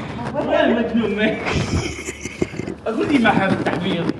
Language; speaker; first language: Arabic; native; Arabic